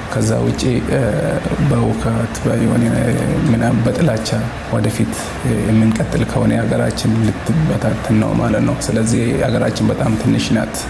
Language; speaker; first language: Amharic; non-native, local second language; Oromo